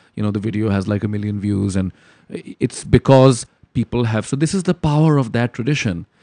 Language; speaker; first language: English; non-native, local second language; Urdu